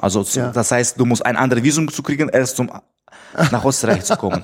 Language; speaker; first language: German; non-native, fluent; Tajik